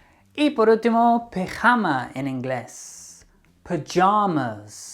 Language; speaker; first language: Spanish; non-native, fluent; English